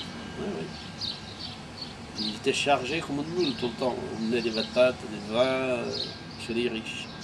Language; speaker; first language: French; non-native, fluent; Portuguese